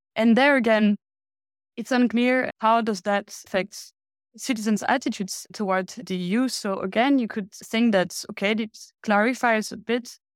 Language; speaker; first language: English; non-native, fluent; French